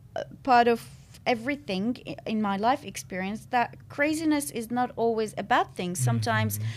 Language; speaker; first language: English; non-native, fluent; Arabic